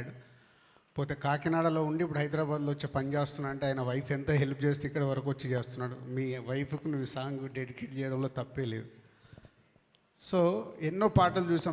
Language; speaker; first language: Telugu; native; Telugu